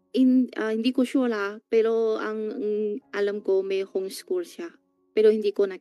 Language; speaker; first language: Filipino; non-native, learner; Chinese